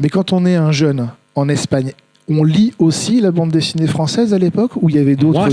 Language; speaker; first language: French; native; French